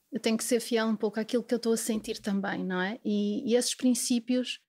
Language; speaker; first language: Portuguese; native; Portuguese